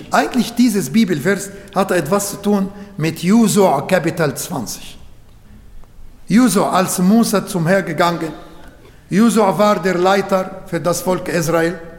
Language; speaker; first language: German; non-native, learner; Arabic